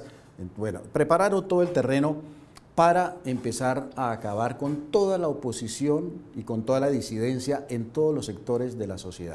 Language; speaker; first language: Spanish; native; Spanish